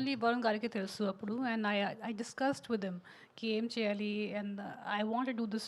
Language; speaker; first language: Telugu; non-native, fluent; Hindi